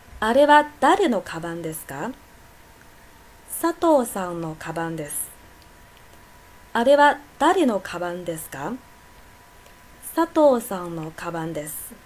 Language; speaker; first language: Japanese; non-native, fluent; Chinese